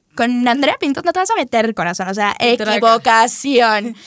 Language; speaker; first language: Spanish; native; Spanish